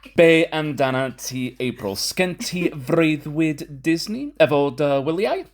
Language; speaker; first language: Welsh; non-native, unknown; English